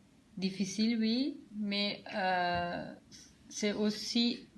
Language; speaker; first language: French; non-native, learner; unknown